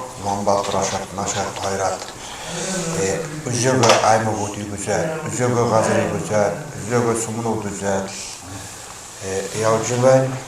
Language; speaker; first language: Mongolian; non-native, local second language; Kazakh